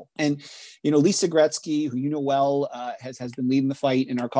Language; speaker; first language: English; native; English